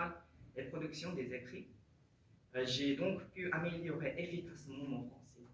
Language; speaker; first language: French; non-native, fluent; Japanese